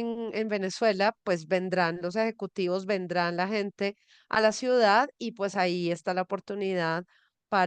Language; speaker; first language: Spanish; native; Spanish